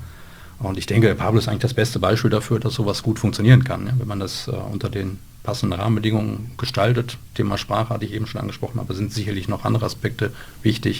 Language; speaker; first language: German; native; German